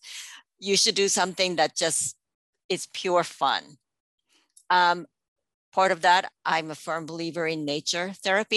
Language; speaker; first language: English; non-native, fluent; Japanese